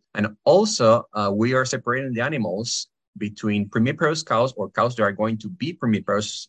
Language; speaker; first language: English; non-native, fluent; Spanish